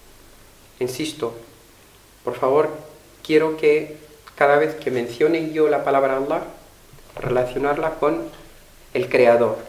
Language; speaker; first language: Spanish; non-native, fluent; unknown